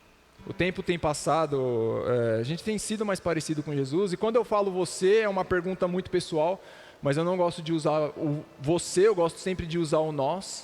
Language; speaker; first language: Portuguese; native; Portuguese